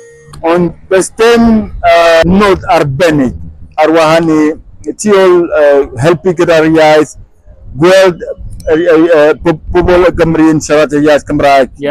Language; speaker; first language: Welsh; non-native, fluent; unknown